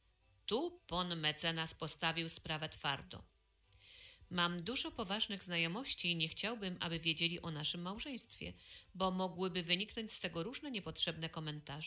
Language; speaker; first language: Polish; native; Polish